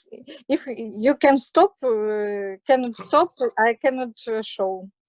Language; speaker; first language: English; non-native, learner; Russian